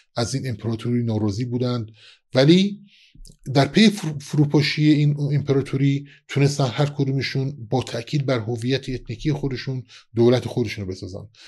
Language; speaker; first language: Persian; non-native, local second language; Kurdish